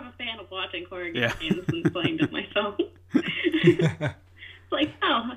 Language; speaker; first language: English; native; English